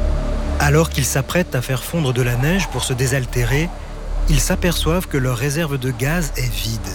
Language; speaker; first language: French; native; French